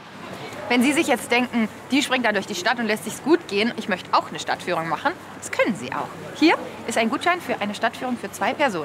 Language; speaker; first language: German; native; German